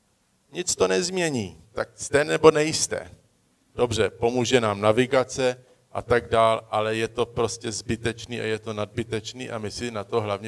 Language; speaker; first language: Czech; early bilingual, heritage; Czech